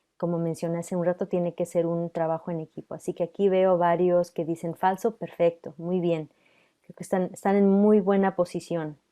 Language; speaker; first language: Spanish; early bilingual, heritage; Spanish